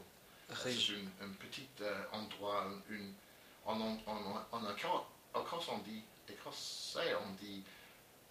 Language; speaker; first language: French; non-native, learner; English